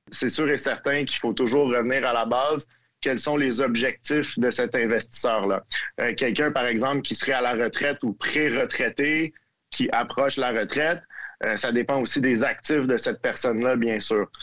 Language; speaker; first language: French; native; French